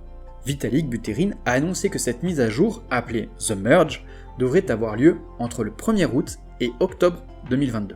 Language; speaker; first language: French; native; French